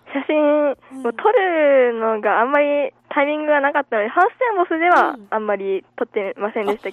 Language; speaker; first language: Japanese; native; Japanese